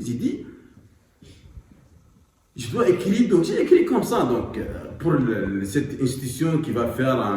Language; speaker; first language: French; non-native, local second language; Arabic